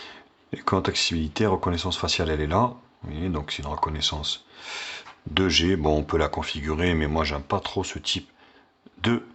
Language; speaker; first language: French; native; French